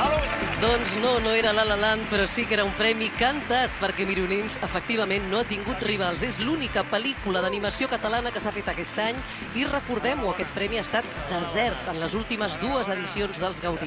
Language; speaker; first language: Catalan; native; Catalan